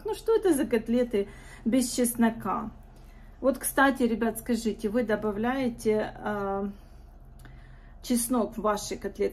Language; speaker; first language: Russian; native; Russian